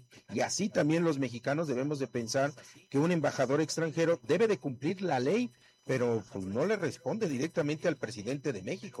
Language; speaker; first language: Spanish; native; Spanish